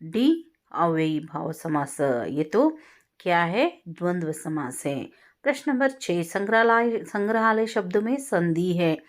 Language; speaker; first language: Hindi; non-native, local second language; Kannada